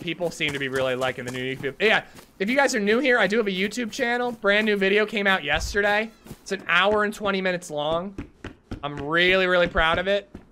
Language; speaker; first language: English; native; English